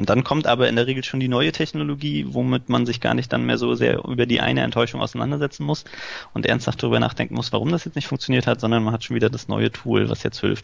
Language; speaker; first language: German; native; German